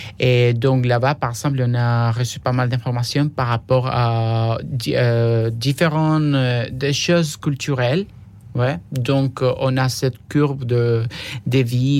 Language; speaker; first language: French; non-native, fluent; Spanish